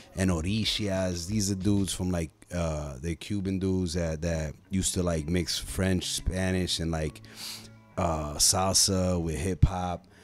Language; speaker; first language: English; native; English